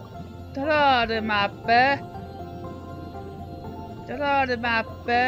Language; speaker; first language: Japanese; non-native, learner; English